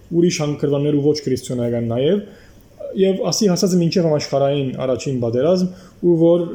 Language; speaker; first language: Armenian; early bilingual, heritage; Armenian